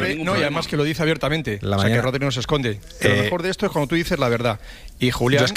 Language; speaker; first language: Spanish; native; Spanish